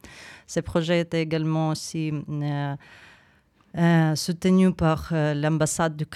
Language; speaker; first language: French; non-native, fluent; Ukrainian